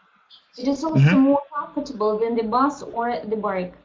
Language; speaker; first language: English; non-native, learner; Russian